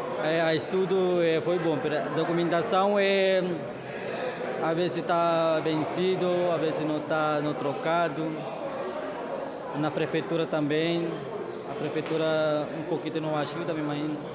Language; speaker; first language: Portuguese; non-native, learner; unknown